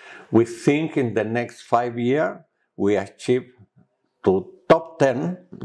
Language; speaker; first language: English; non-native, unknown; Spanish